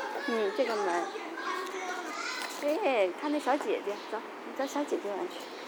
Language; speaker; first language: Chinese; native; Chinese